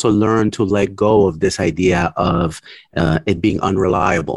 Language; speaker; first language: English; early bilingual, other home language; Spanish